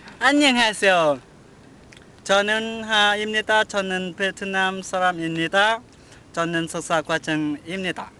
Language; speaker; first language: Korean; non-native, learner; Vietnamese